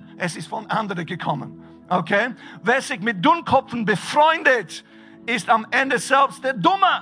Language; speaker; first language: German; non-native, fluent; English